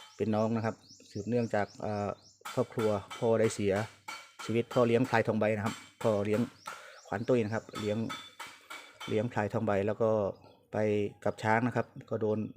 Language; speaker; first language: Thai; native; Thai